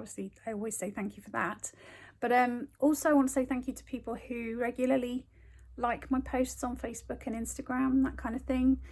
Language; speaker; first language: English; native; English